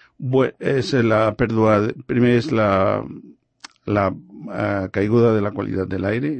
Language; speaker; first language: Catalan; non-native, local second language; Spanish